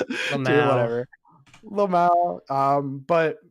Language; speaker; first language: English; native; English